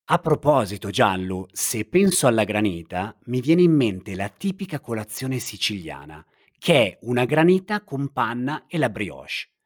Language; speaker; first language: Italian; native; Italian